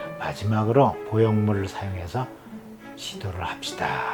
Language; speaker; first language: Korean; native; Korean